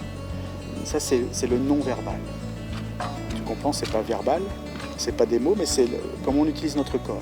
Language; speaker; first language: French; native; French